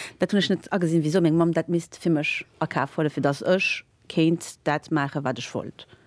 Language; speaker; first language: Luxembourgish; early bilingual, other home language; Spanish